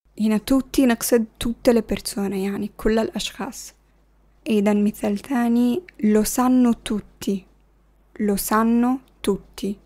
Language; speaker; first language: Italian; non-native, fluent; Arabic